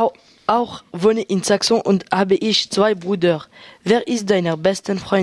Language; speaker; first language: German; non-native, learner; French